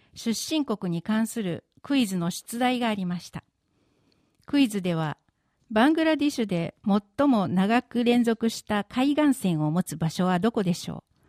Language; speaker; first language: Japanese; native; Japanese